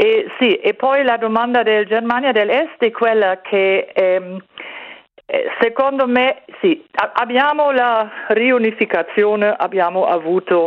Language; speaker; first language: Italian; non-native, fluent; German